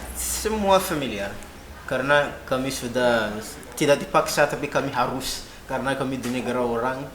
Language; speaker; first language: Indonesian; non-native, fluent; Malagasy